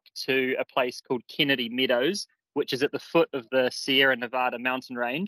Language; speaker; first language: English; native; English